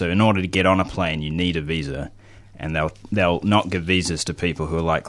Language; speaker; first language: English; native; English